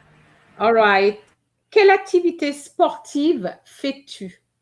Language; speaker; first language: French; non-native, fluent; English